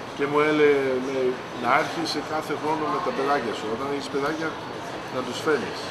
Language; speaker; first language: Greek; early bilingual, heritage; Greek